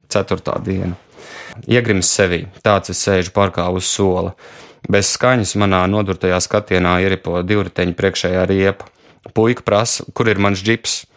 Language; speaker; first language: Latvian; native; Latvian